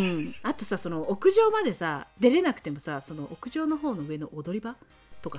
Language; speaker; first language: Japanese; native; Japanese